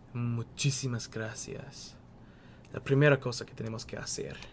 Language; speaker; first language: Spanish; non-native, learner; English